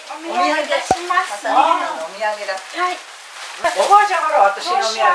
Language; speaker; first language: Japanese; native; Japanese